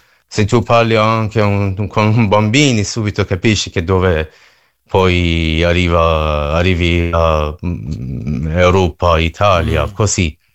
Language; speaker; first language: Italian; non-native, learner; Persian